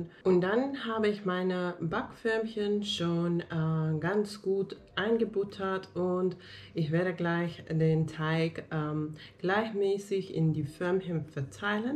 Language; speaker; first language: German; non-native, fluent; Finnish